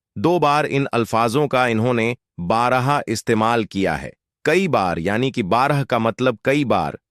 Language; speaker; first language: Hindi; native; Hindi